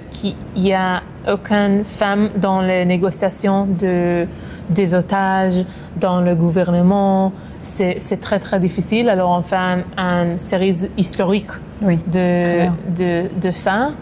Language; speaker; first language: French; non-native, fluent; Hebrew